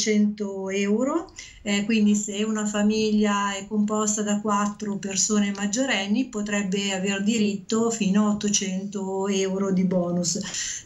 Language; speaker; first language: Italian; native; Italian